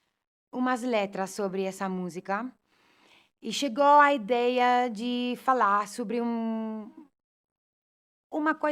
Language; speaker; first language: Portuguese; non-native, fluent; Italian